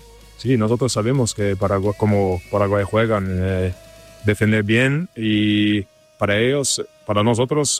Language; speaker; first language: Spanish; non-native, learner; German